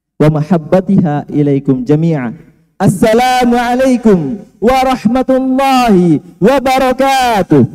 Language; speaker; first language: Arabic; non-native, learner; Indonesian